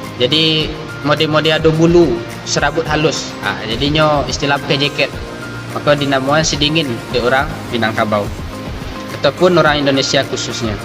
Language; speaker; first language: Malay; non-native, local second language; Minangkabau